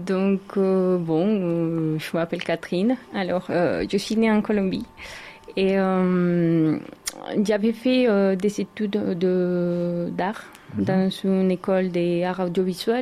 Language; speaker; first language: French; non-native, learner; Spanish